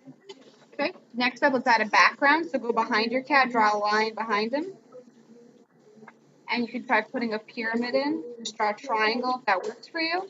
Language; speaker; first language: English; native; English